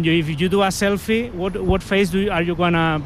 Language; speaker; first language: English; non-native, fluent; Spanish